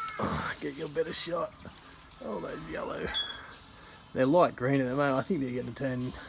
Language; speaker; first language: English; native; English